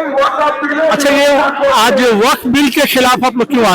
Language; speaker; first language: Hindi; native; Hindi